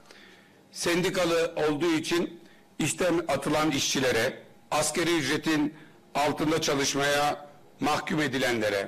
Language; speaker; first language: Turkish; native; Turkish